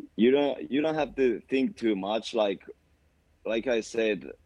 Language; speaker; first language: English; non-native, fluent; Finnish